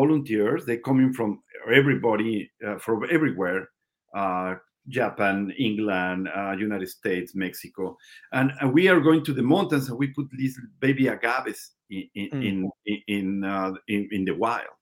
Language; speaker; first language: English; non-native, learner; Spanish